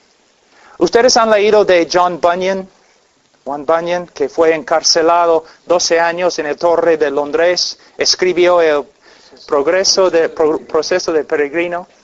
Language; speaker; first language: Spanish; non-native, fluent; English